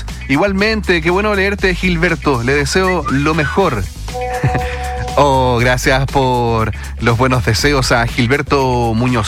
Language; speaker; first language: Spanish; native; Spanish